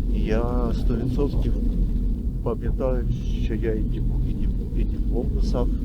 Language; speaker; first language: Ukrainian; non-native, local second language; Russian